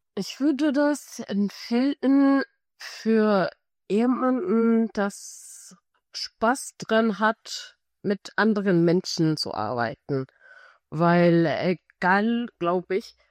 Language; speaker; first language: German; non-native, fluent; Spanish